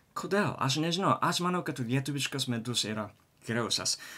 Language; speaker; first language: Lithuanian; non-native, learner; Japanese